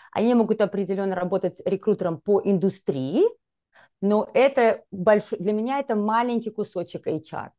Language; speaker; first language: Russian; native; Russian